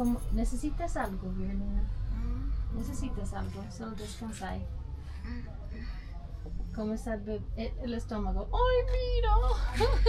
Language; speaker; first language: Spanish; non-native, fluent; English